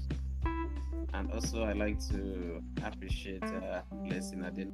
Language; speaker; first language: English; non-native, local second language; Yoruba